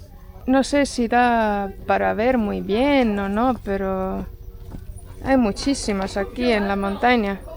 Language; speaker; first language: Spanish; non-native, fluent; Portuguese